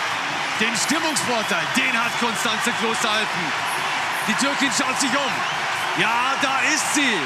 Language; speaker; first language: German; native; German